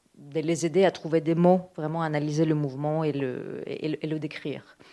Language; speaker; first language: French; non-native, fluent; Greek